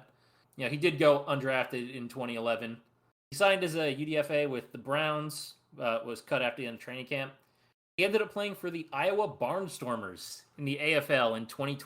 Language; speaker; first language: English; native; English